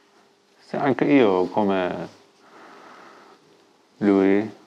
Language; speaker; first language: Italian; non-native, learner; Persian